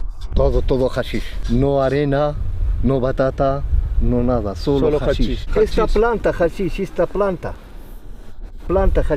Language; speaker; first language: Spanish; non-native, learner; Arabic